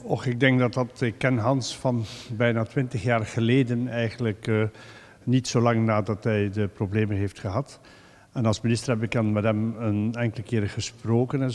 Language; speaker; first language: Dutch; native; Dutch